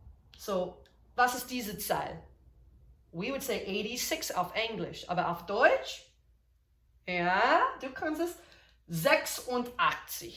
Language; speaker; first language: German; non-native, fluent; English